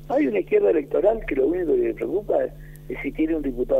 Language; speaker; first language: Spanish; native; Spanish